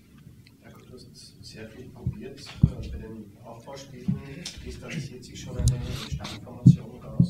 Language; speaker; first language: German; native; German